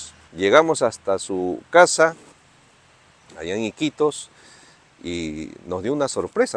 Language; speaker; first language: Spanish; native; Spanish